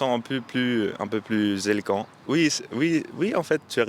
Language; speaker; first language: French; non-native, fluent; Danish